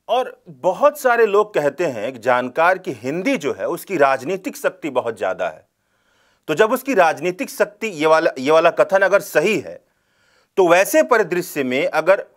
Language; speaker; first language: Hindi; native; Hindi